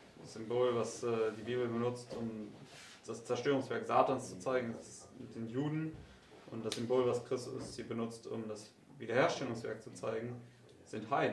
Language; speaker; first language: German; native; German